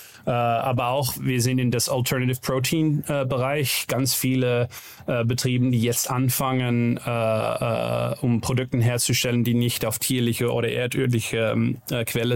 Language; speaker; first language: German; non-native, learner; Dutch